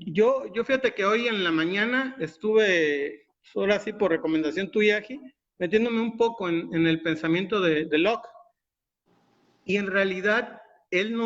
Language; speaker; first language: Spanish; native; Spanish